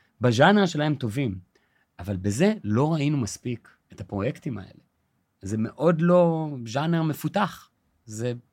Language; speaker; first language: Hebrew; native; Hebrew